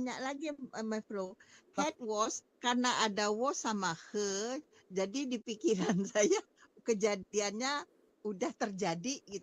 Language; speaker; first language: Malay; non-native, learner; Indonesian